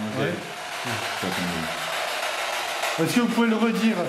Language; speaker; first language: French; native; French